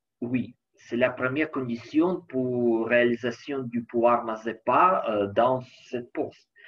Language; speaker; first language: French; non-native, learner; Ukrainian